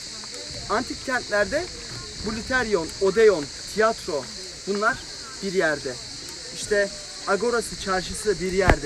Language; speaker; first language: Turkish; native; Turkish